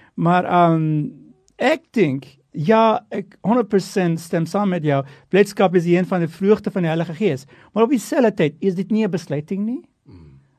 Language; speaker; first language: Afrikaans; non-native, fluent; Turkish